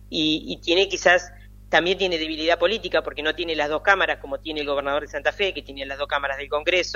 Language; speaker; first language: Spanish; native; Spanish